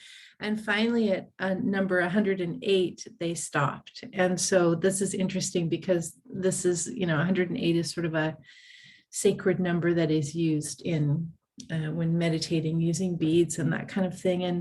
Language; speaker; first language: English; native; English